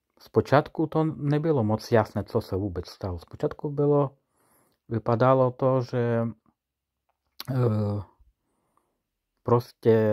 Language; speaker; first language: Czech; non-native, fluent; Ukrainian